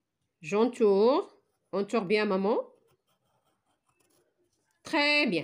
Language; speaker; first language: French; non-native, local second language; Arabic